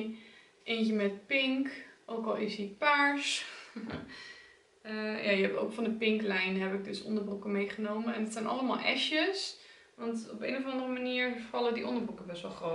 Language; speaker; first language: Dutch; native; Dutch